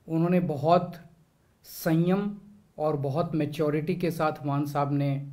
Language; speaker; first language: Hindi; native; Hindi